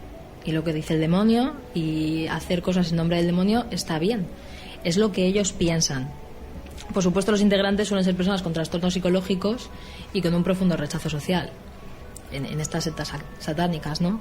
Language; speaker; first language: Spanish; native; Spanish